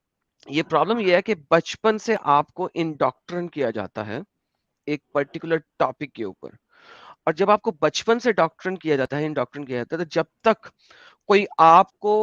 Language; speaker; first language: Hindi; native; Hindi